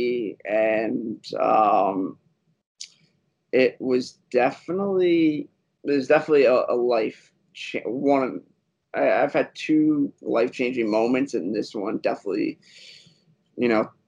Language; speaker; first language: English; native; English